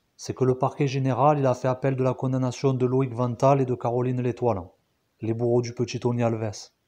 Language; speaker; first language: French; native; French